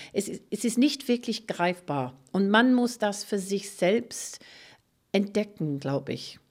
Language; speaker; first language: German; non-native, fluent; English